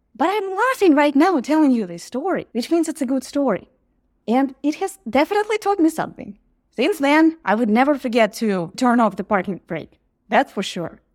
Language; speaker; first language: English; non-native, fluent; Ukrainian